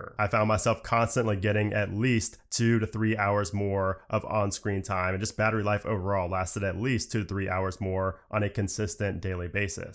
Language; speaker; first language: English; native; English